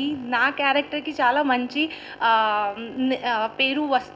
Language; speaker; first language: Telugu; non-native, learner; Hindi